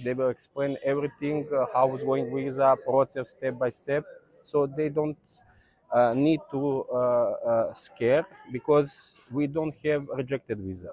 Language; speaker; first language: English; non-native, learner; Serbian